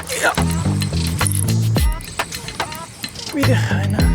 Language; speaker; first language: German; non-native, learner; Dutch